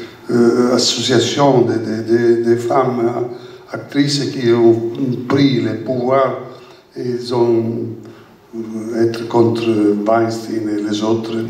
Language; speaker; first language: French; non-native, learner; Italian